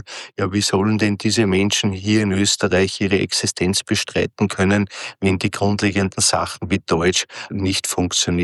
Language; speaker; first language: German; native; German